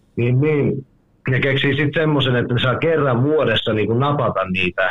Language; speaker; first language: Finnish; native; Finnish